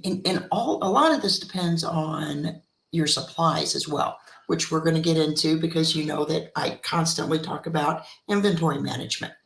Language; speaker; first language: English; native; English